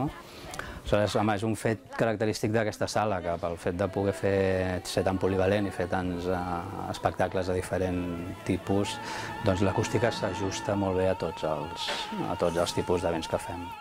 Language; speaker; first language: Catalan; native; Catalan